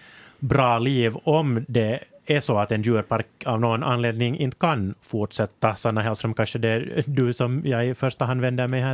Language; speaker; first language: Swedish; native; Swedish